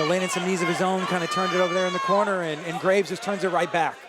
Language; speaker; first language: English; native; English